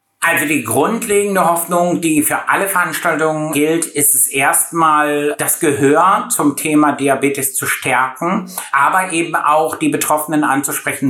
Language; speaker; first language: German; native; German